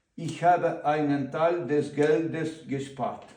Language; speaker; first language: German; non-native, learner; Ukrainian